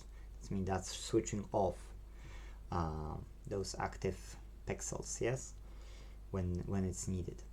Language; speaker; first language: English; non-native, fluent; Polish